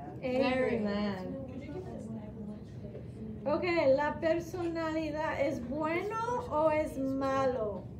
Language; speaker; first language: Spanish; non-native, fluent; English